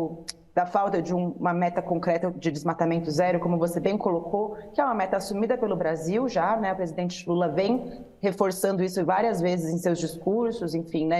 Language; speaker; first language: Portuguese; native; Portuguese